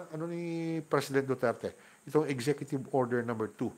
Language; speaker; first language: Filipino; non-native, local second language; Hiligaynon